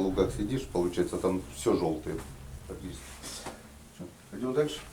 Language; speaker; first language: Russian; native; Russian